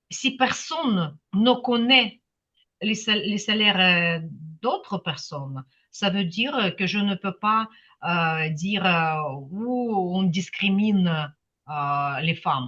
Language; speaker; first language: French; non-native, fluent; Ukrainian